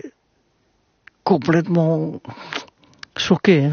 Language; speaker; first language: French; non-native, fluent; Indonesian